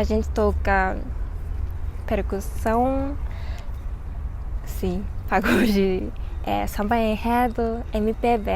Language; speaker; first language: Portuguese; non-native, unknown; Japanese